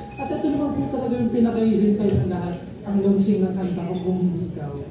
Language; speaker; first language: Filipino; native; Filipino